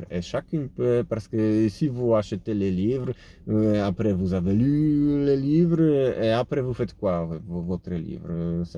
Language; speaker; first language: French; non-native, fluent; Polish